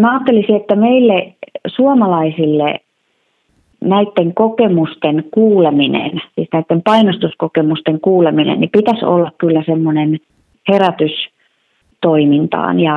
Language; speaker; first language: Finnish; native; Finnish